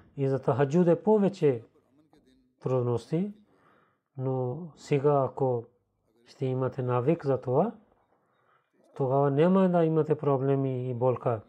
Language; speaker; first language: Bulgarian; non-native, learner; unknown